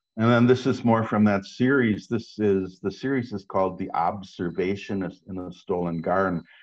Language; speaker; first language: English; native; English